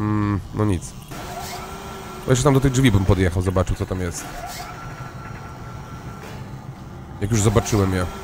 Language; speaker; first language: Polish; native; Polish